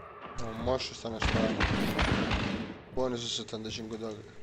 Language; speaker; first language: Italian; native; Italian